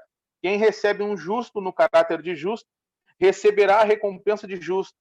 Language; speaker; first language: Portuguese; native; Portuguese